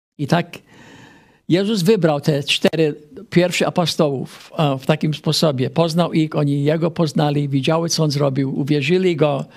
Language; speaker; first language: Polish; non-native, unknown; English